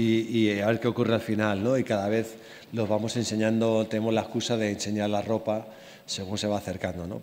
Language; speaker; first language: Spanish; native; Spanish